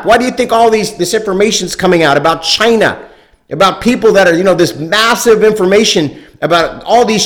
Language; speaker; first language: English; native; English